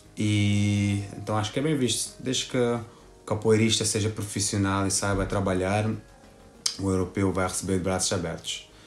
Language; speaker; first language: Portuguese; native; Portuguese